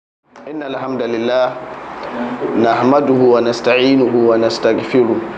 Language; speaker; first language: Arabic; non-native, fluent; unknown